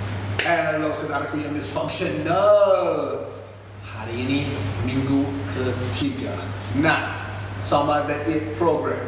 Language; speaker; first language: Indonesian; non-native, fluent; English